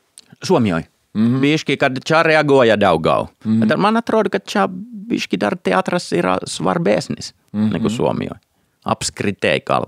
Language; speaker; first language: Lithuanian; non-native, fluent; Finnish